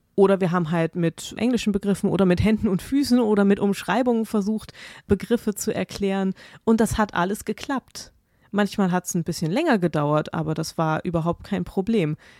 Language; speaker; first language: German; native; German